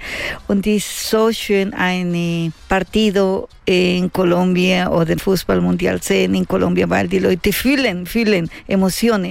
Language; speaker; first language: German; non-native, learner; Spanish